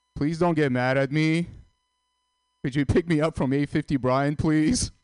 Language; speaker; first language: English; early bilingual, other home language; Russian